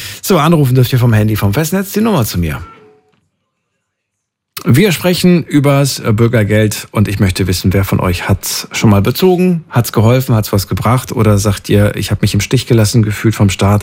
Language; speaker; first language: German; native; German